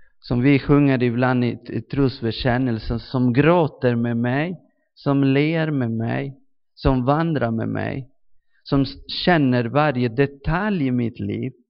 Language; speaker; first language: Swedish; non-native, fluent; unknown